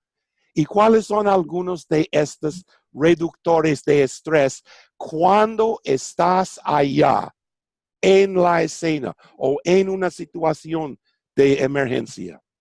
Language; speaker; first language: Spanish; non-native, fluent; English